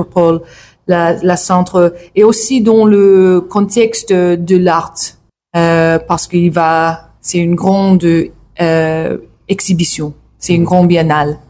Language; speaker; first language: French; non-native, learner; English